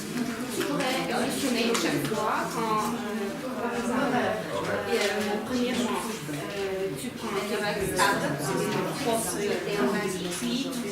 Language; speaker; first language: French; non-native, learner; Ukrainian